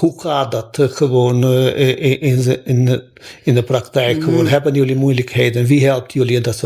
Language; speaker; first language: Dutch; non-native, fluent; Albanian